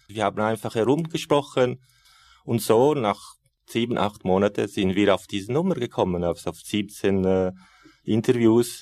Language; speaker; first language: German; non-native, fluent; Italian